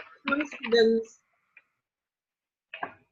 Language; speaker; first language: English; non-native, learner; Vietnamese